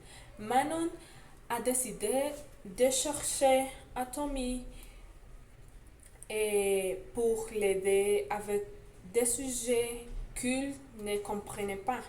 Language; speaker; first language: French; non-native, learner; Spanish